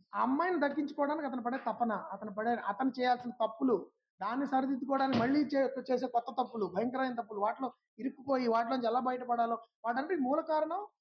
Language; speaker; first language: Telugu; native; Telugu